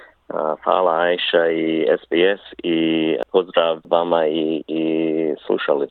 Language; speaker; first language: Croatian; early bilingual, heritage; Bosnian